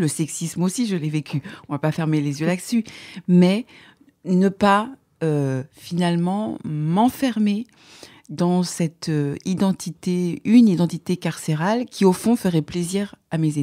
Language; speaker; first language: French; native; French